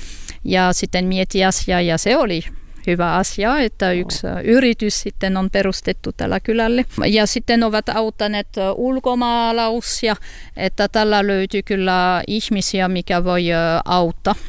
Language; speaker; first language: Finnish; non-native, learner; French